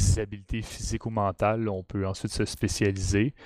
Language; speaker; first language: French; native; French